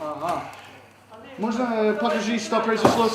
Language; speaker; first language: Russian; non-native, learner; English